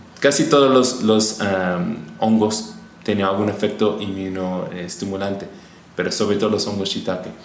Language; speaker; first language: Spanish; non-native, fluent; English